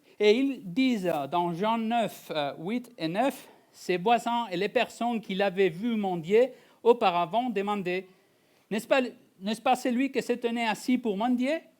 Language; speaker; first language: French; non-native, fluent; Spanish